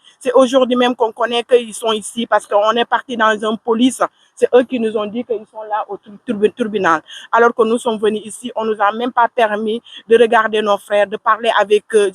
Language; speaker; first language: French; non-native, local second language; Wolof